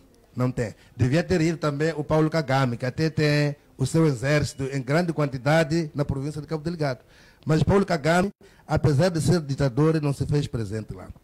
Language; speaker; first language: Portuguese; native; Portuguese